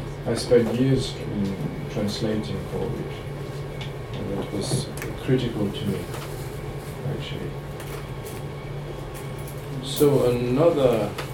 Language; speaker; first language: English; non-native, fluent; French